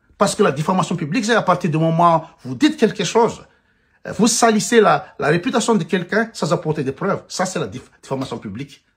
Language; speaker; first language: French; non-native, local second language; Malagasy